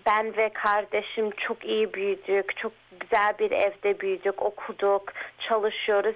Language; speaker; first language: Turkish; early bilingual, heritage; Turkish